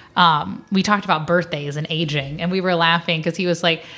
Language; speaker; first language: English; native; English